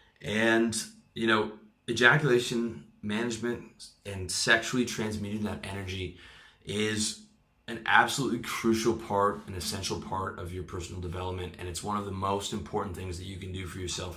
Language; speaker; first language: English; native; English